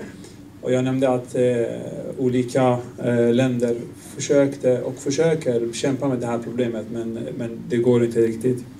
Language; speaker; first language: Swedish; non-native, fluent; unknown